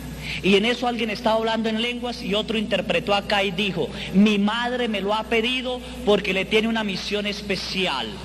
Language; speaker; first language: Spanish; native; Spanish